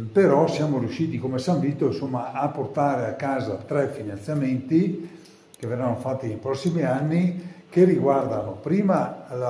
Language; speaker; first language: Italian; native; Italian